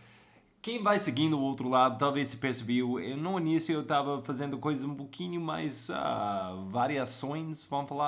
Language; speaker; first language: Portuguese; non-native, fluent; English